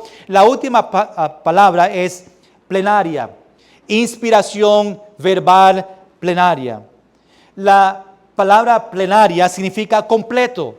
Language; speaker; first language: Spanish; early bilingual, heritage; Spanish